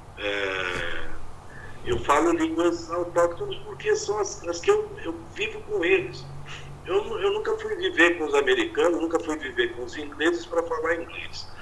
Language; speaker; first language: Portuguese; native; Portuguese